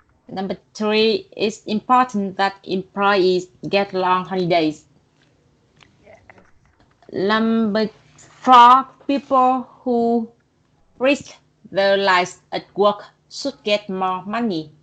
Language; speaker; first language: English; non-native, learner; Vietnamese